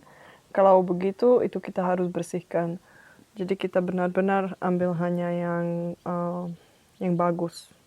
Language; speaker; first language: Indonesian; non-native, fluent; Czech